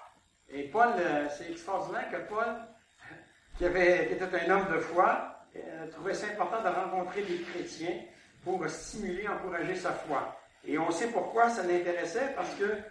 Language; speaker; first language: French; native; French